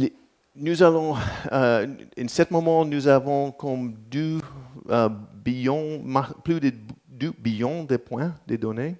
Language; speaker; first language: French; non-native, learner; English